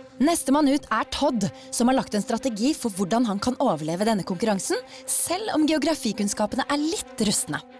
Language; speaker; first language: Norwegian; native; Norwegian